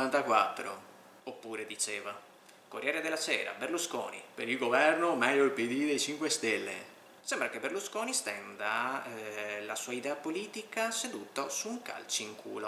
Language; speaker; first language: Italian; native; Italian